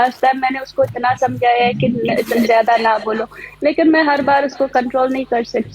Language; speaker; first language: Hindi; native; Hindi